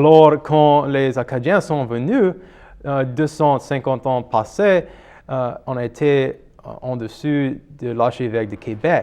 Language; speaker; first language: French; non-native, local second language; English